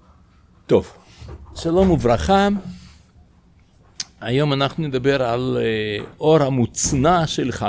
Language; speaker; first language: Hebrew; non-native, fluent; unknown